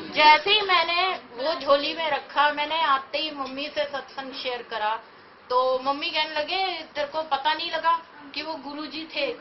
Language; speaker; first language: Hindi; native; Hindi